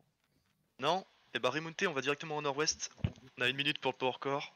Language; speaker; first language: French; native; French